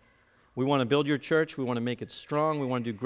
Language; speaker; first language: English; native; English